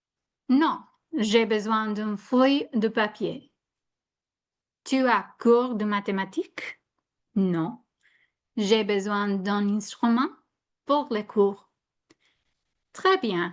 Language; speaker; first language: French; non-native, fluent; English